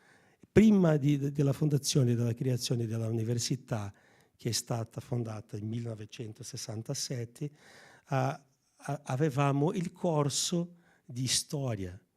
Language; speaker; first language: Italian; non-native, fluent; Portuguese